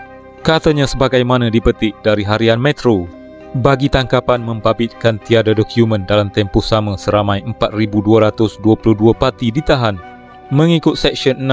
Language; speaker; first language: Malay; native; Malay